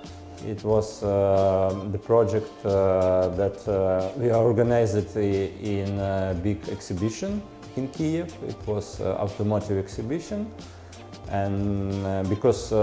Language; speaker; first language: English; non-native, learner; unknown